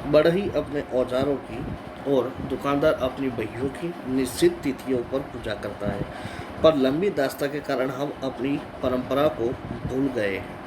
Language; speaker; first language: Hindi; non-native, local second language; Gujarati